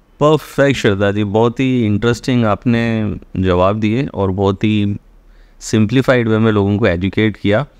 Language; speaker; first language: Hindi; native; Hindi